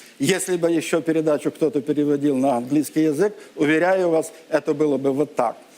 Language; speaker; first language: Russian; non-native, local second language; Ukrainian